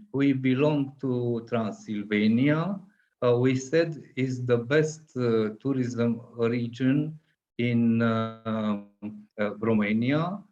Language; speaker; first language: English; non-native, fluent; Hungarian